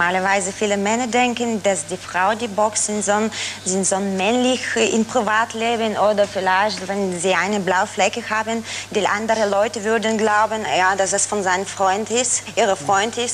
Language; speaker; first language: German; non-native, fluent; Bulgarian